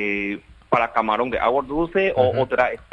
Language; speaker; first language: Spanish; non-native, learner; Chinese